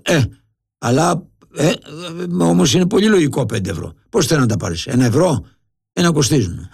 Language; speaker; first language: Greek; native; Greek